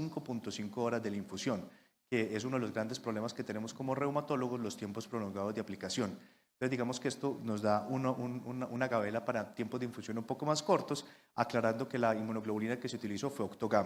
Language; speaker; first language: Spanish; native; Spanish